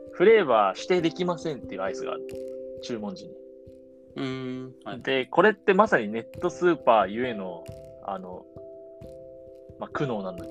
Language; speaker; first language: Japanese; native; Japanese